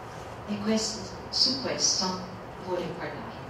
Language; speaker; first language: Italian; non-native, fluent; English